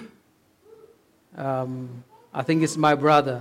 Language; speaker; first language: English; non-native, local second language; Hausa